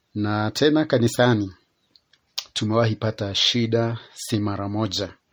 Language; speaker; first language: Swahili; non-native, local second language; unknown